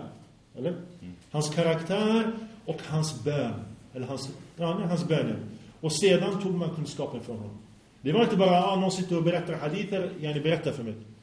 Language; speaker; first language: Swedish; early bilingual, other home language; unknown